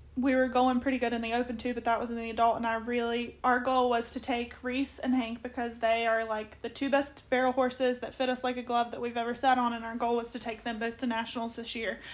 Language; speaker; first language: English; native; English